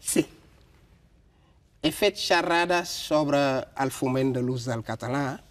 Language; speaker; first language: Catalan; non-native, fluent; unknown